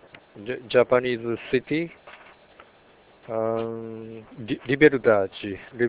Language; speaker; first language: English; non-native, learner; Japanese